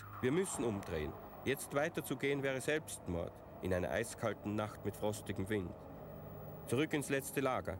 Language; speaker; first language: German; native; German